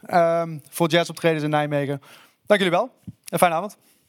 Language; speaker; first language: Dutch; native; Dutch